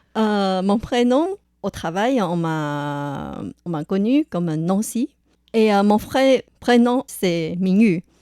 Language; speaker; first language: French; non-native, fluent; Chinese